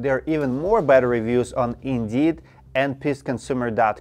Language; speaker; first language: English; non-native, fluent; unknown